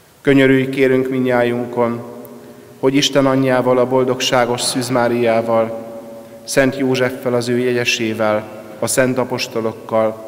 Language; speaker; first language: Hungarian; native; Hungarian